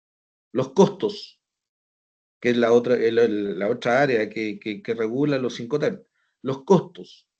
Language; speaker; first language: Spanish; native; Spanish